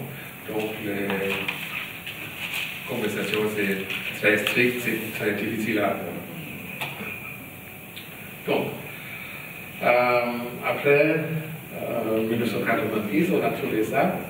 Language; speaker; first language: French; non-native, learner; German